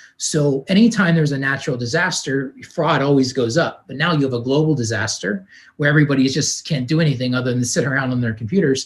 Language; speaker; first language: English; native; English